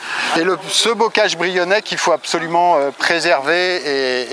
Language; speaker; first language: French; native; French